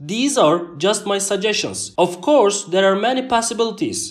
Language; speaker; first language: English; non-native, fluent; Turkish